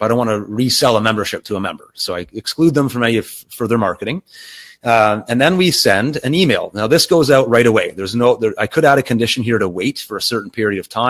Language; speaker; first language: English; native; English